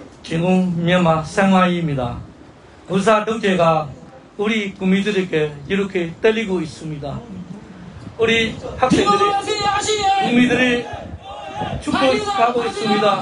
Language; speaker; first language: Korean; non-native, learner; Burmese